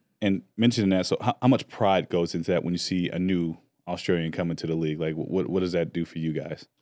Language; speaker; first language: English; native; English